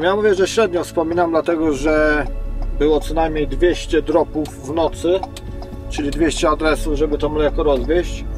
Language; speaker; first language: Polish; native; Polish